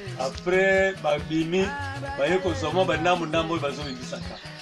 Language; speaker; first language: Lingala; non-native, local second language; Kongo